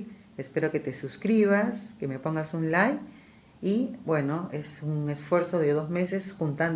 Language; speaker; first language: Spanish; native; Spanish